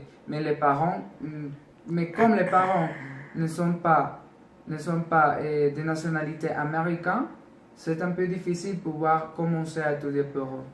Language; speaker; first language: French; non-native, learner; Spanish